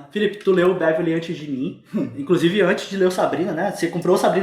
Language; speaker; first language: Portuguese; native; Portuguese